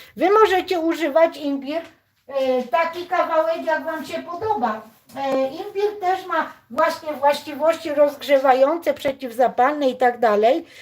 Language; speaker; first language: Polish; native; Polish